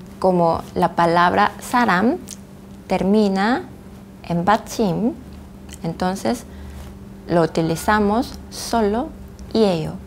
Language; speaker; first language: Spanish; non-native, fluent; Korean